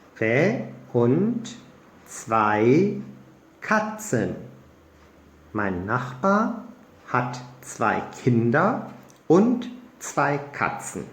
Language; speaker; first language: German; non-native, fluent; Turkish